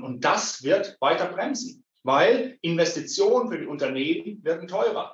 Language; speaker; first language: German; native; German